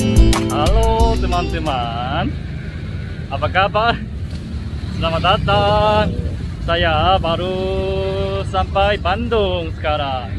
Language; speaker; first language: Indonesian; non-native, learner; Korean